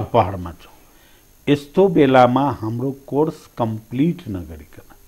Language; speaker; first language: Nepali; non-native, local second language; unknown